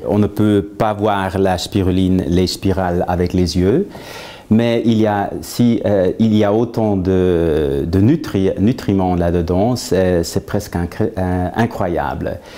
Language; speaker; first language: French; non-native, fluent; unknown